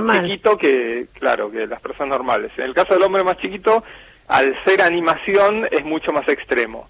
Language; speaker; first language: Spanish; native; Spanish